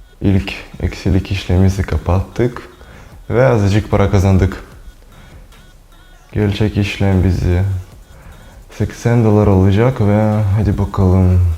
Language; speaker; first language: Turkish; non-native, learner; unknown